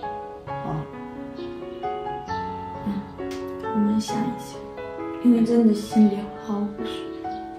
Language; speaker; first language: Chinese; non-native, learner; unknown